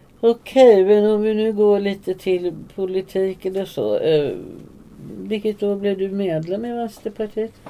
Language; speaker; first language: Swedish; native; Swedish